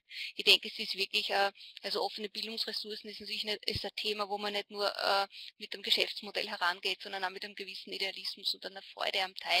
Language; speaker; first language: German; native; German